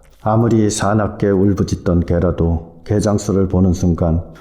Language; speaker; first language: Korean; native; Korean